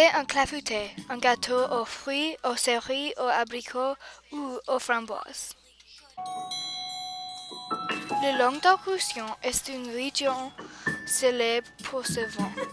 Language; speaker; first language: French; non-native, learner; English